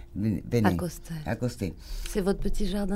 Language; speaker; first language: French; native; French